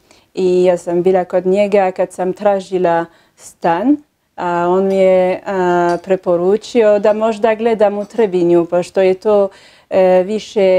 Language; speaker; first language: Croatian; non-native, learner; French